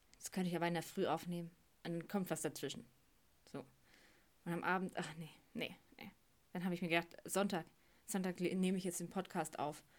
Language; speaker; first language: German; native; German